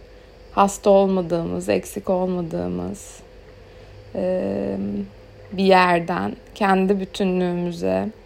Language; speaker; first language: Turkish; native; Turkish